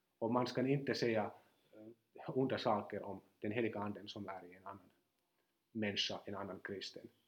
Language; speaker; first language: Swedish; non-native, local second language; Finnish